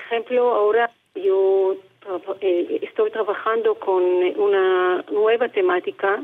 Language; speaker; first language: Spanish; non-native, learner; Hebrew